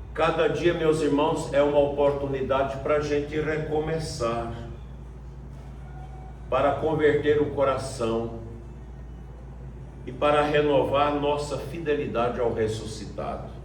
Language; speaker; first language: Portuguese; native; Portuguese